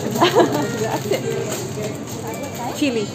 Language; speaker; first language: Italian; non-native, learner; Indonesian